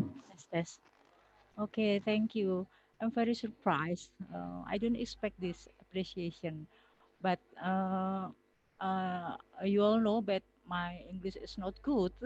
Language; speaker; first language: English; non-native, local second language; Javanese